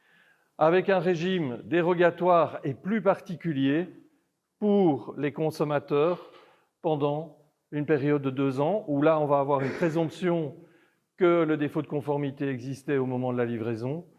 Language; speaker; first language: French; native; French